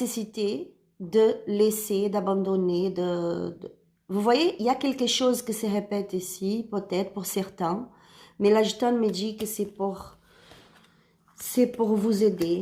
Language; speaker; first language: French; non-native, learner; Spanish